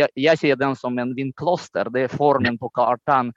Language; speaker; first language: Swedish; non-native, fluent; Romanian